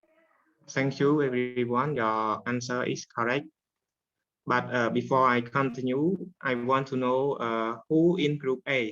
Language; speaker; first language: English; non-native, learner; Khmer